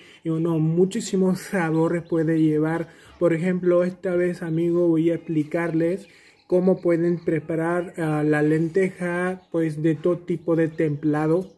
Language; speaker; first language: Spanish; non-native, fluent; Hindi